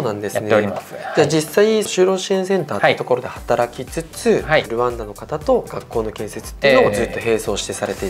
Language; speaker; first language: Japanese; native; Japanese